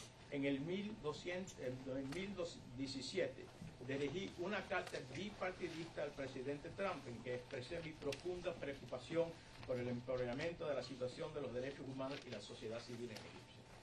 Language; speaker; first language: Spanish; early bilingual, heritage; Spanish